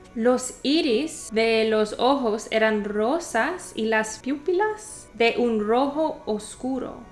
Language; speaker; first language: Spanish; non-native, learner; English